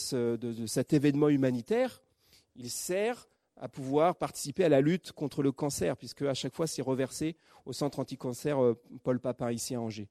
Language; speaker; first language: French; native; French